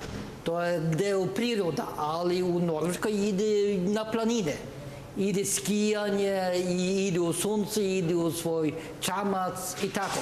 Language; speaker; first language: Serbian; non-native, learner; Norwegian